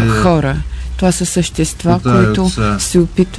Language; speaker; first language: Bulgarian; non-native, fluent; Russian